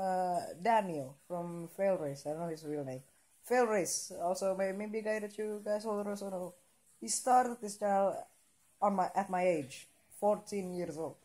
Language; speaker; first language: English; non-native, local second language; Indonesian